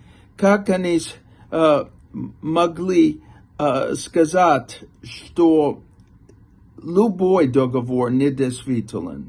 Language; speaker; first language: Russian; non-native, fluent; English